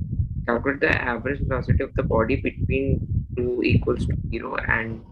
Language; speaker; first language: English; non-native, local second language; Hindi